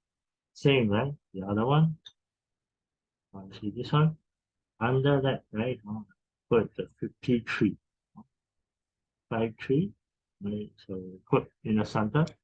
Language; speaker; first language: English; non-native, fluent; Chinese